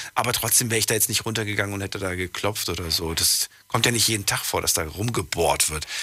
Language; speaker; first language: German; native; German